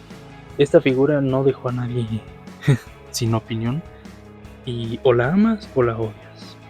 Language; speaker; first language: Spanish; native; Spanish